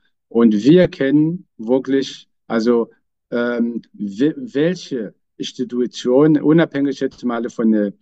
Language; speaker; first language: German; non-native, fluent; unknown